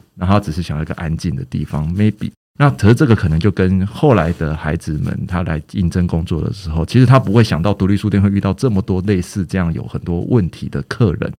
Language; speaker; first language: Chinese; native; Chinese